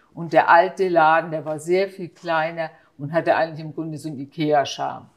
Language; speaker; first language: German; native; German